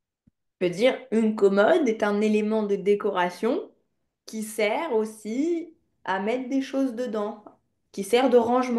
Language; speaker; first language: French; native; French